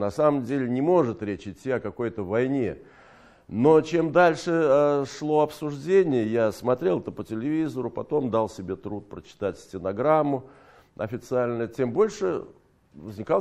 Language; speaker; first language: Russian; native; Russian